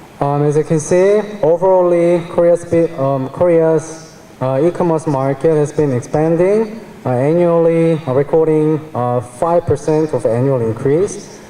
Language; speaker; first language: English; non-native, fluent; Korean